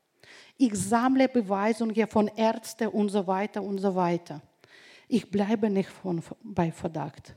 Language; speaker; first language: German; non-native, fluent; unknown